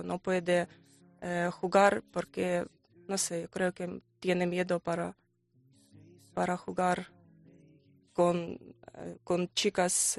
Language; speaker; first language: Spanish; non-native, learner; Ukrainian